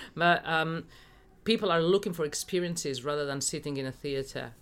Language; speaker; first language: English; non-native, fluent; Spanish